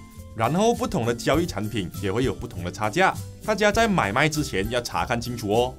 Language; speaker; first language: Chinese; native; Chinese